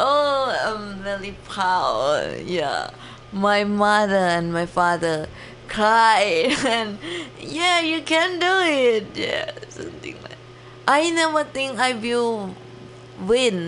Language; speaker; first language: English; non-native, learner; Thai